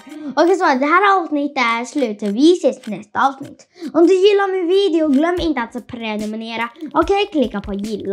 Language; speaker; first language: Swedish; non-native, learner; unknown